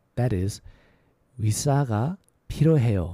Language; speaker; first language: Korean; non-native, learner; English